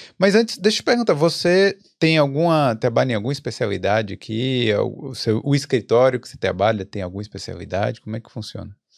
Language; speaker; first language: Portuguese; native; Portuguese